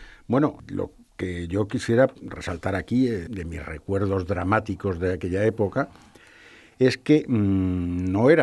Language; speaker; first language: Spanish; native; Spanish